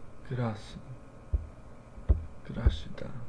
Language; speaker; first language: Japanese; non-native, learner; English